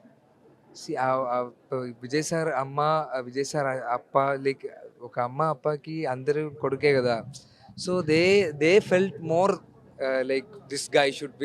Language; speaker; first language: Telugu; non-native, learner; Malayalam